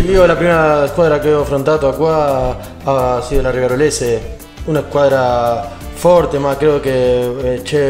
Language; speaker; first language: Italian; non-native, learner; Spanish